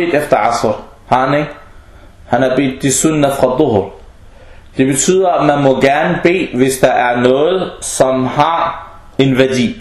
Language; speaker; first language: Danish; non-native, fluent; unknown